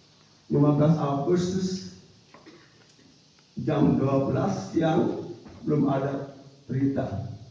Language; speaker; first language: Indonesian; non-native, fluent; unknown